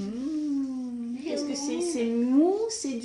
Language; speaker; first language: French; native; French